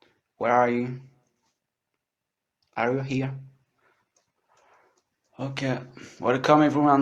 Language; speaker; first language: English; non-native, learner; French